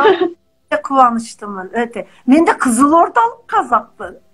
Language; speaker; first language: Kazakh; non-native, fluent; Turkish